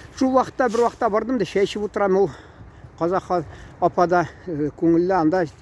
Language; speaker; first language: Tatar; early bilingual, heritage; Tatar